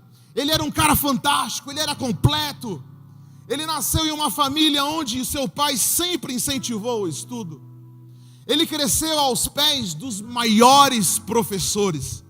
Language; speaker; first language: Portuguese; native; Portuguese